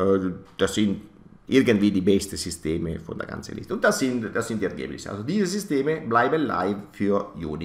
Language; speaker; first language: German; non-native, fluent; Italian